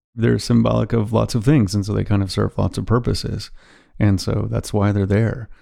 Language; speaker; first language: English; native; English